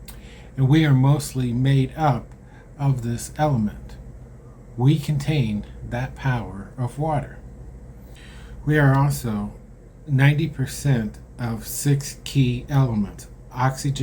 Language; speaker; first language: English; native; English